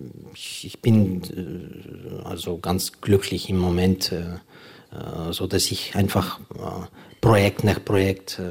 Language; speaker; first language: German; non-native, fluent; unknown